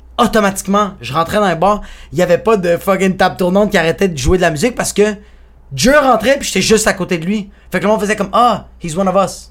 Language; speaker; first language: French; early bilingual, other home language; Spanish